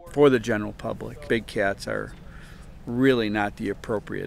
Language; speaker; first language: English; native; English